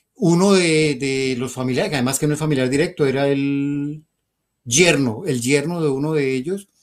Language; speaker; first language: Spanish; native; Spanish